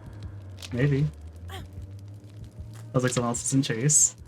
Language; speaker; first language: English; native; English